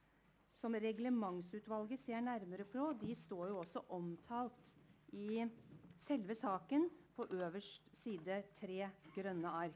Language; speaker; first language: Norwegian; native; Norwegian